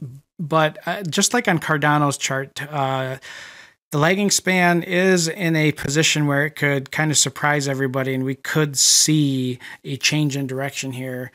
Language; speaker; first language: English; native; English